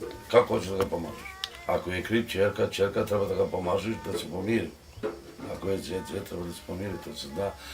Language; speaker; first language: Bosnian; non-native, local second language; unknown